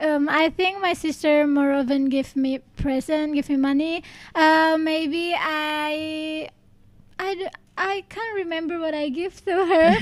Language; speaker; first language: English; non-native, learner; Indonesian